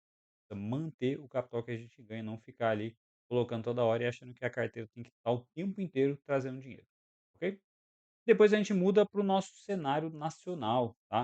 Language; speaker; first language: Portuguese; native; Portuguese